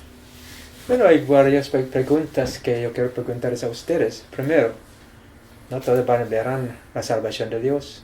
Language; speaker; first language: Spanish; non-native, fluent; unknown